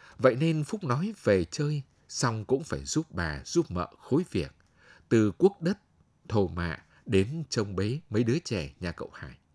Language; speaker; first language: Vietnamese; native; Vietnamese